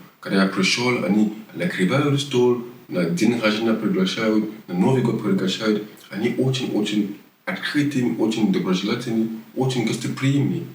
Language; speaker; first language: Russian; non-native, fluent; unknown